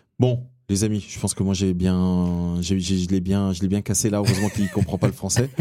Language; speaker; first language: French; early bilingual, other home language; Portuguese